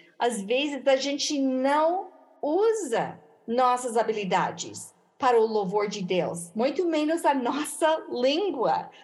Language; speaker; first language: Portuguese; non-native, fluent; English